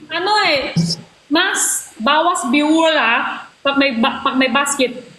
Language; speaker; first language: Filipino; non-native, learner; Korean